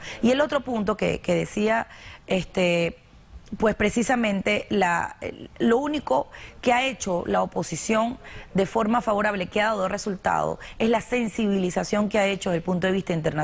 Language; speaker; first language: Spanish; native; Spanish